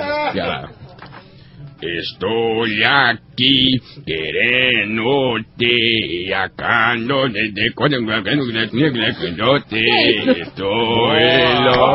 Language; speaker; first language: Portuguese; native; Portuguese